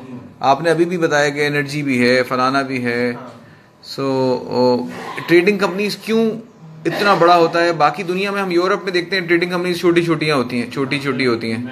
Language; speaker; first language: Urdu; native; Urdu